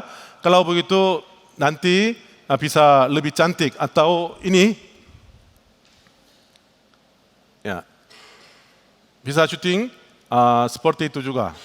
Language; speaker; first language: Indonesian; non-native, learner; Korean